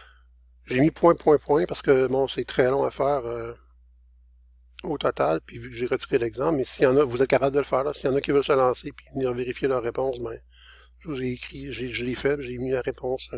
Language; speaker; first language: French; native; French